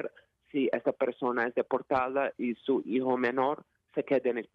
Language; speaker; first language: Spanish; non-native, fluent; Portuguese